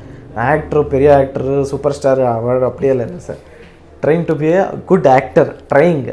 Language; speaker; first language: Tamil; non-native, learner; Kannada